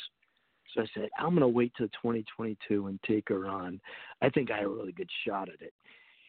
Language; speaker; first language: English; native; English